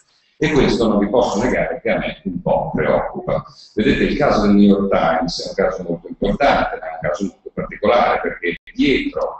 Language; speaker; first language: Italian; native; Italian